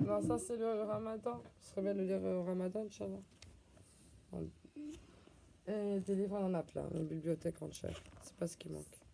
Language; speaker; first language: French; native; French